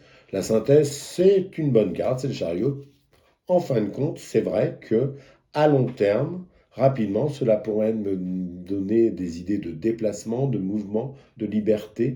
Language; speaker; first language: French; native; French